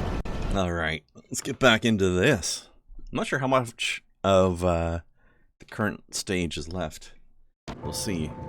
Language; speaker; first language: English; native; English